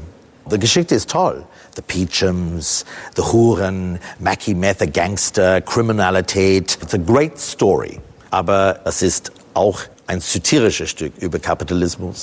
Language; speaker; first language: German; non-native, fluent; English